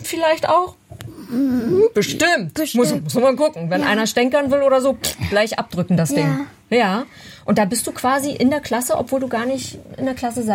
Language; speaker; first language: German; native; German